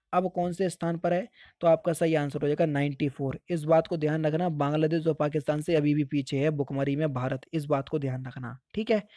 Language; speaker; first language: Hindi; native; Hindi